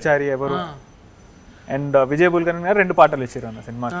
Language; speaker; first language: Telugu; native; Telugu